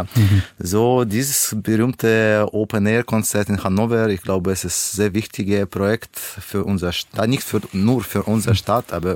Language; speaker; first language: German; non-native, fluent; Russian